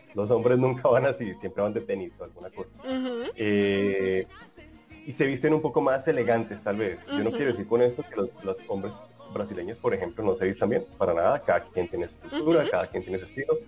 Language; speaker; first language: Spanish; native; Spanish